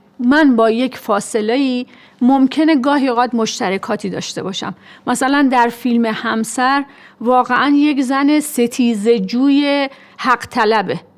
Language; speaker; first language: Persian; native; Persian